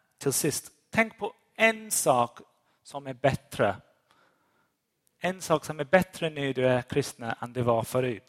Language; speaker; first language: Swedish; non-native, fluent; English